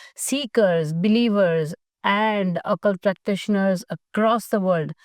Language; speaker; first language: English; non-native, local second language; Gujarati